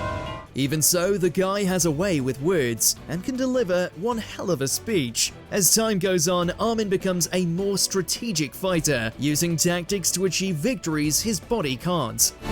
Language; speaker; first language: English; native; English